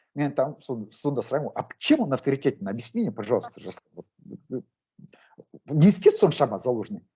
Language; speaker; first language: Russian; non-native, local second language; Kazakh